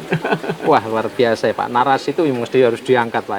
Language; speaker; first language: Indonesian; native; Indonesian